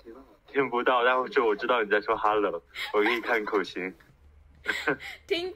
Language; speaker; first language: Chinese; native; Chinese